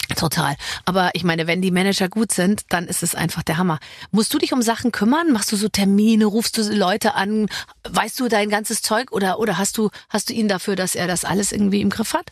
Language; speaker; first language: German; native; German